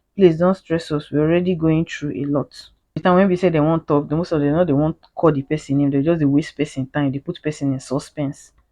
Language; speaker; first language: Nigerian Pidgin; native; Nigerian Pidgin